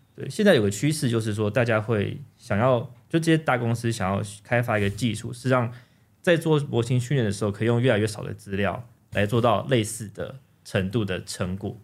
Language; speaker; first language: Chinese; native; Chinese